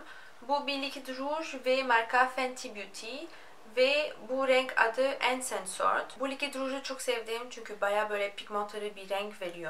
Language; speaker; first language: Turkish; non-native, fluent; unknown